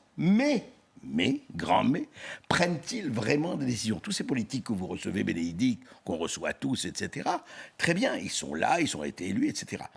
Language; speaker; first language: French; native; French